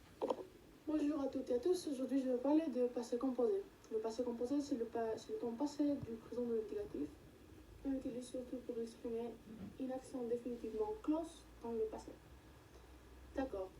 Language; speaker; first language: French; non-native, learner; Spanish